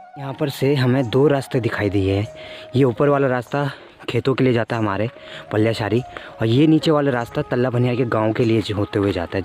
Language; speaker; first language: Hindi; non-native, local second language; Garhwali